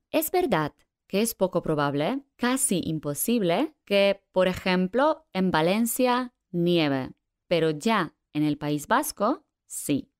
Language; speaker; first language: Spanish; non-native, fluent; Polish